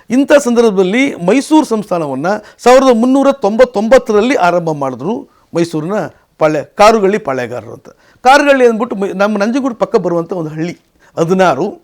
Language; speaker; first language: Kannada; native; Kannada